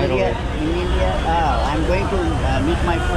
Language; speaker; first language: English; non-native, local second language; Bangla